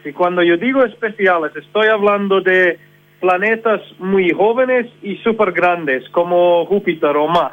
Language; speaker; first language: Spanish; non-native, fluent; English